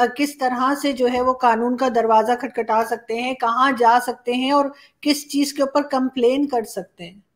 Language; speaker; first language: Urdu; native; Urdu